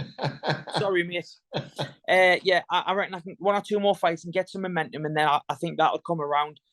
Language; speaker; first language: English; native; English